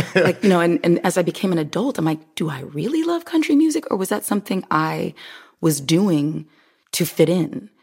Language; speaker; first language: English; native; English